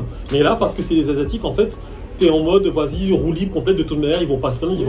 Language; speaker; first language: French; native; French